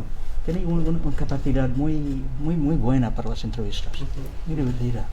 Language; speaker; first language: Spanish; non-native, learner; English